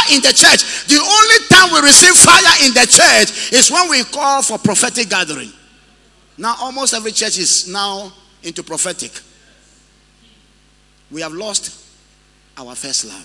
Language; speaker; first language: English; non-native, local second language; Ewe